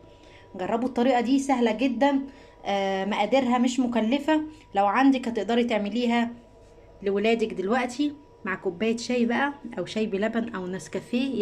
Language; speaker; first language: Arabic; native; Arabic